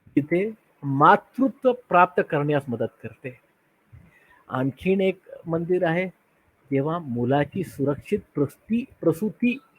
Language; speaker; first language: Marathi; non-native, local second language; Tamil